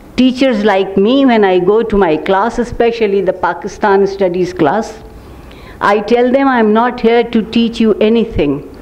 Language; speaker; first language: English; non-native, local second language; Urdu